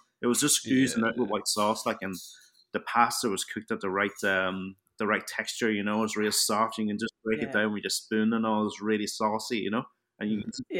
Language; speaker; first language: English; early bilingual, other home language; Cantonese